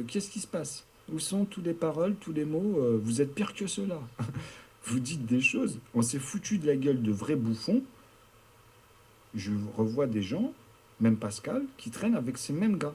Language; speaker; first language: French; native; French